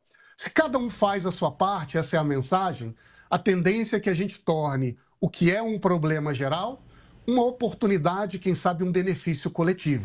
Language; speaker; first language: Portuguese; native; Portuguese